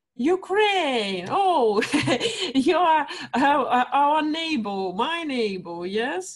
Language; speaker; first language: English; non-native, learner; Russian